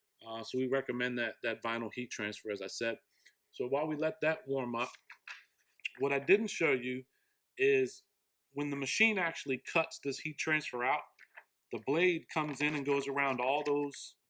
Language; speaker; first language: English; native; English